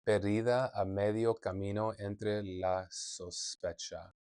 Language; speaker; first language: Spanish; non-native, learner; English